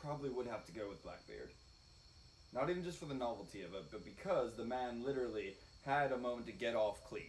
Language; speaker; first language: English; native; English